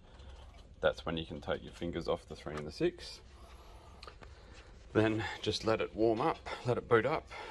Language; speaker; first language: English; native; English